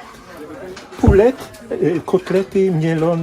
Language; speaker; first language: French; non-native, learner; Polish